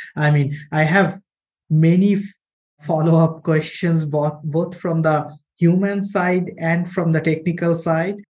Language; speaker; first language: English; non-native, local second language; Bangla